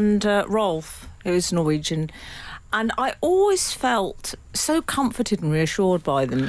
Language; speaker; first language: English; native; English